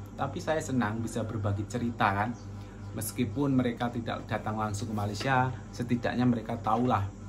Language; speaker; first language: Indonesian; non-native, local second language; Javanese